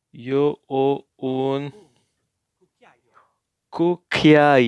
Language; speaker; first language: Italian; non-native, learner; English